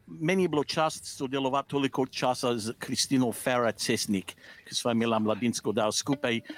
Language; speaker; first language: Slovenian; early bilingual, heritage; English